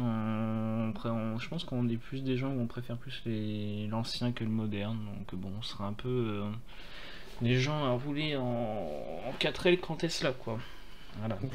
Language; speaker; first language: French; native; French